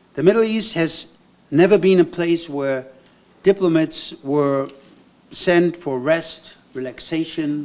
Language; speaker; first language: English; non-native, fluent; German